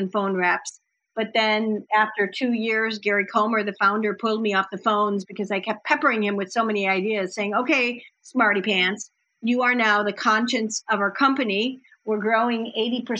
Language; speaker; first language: English; native; English